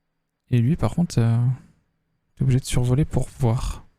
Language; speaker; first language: French; native; French